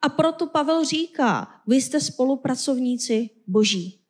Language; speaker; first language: Czech; non-native, fluent; Korean